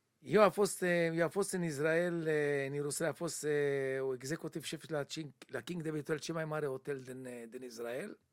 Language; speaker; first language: Romanian; non-native, learner; Hebrew